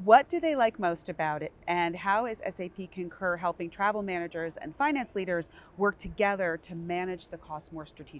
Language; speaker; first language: English; native; English